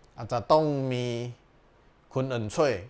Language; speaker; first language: Thai; non-native, learner; Chinese